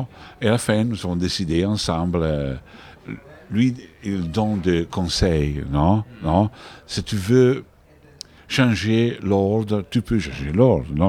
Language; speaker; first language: French; non-native, learner; Italian